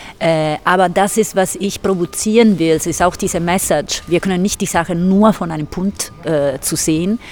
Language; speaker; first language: German; non-native, fluent; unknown